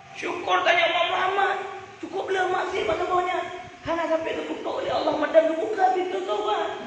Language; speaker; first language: Malay; non-native, local second language; Achinese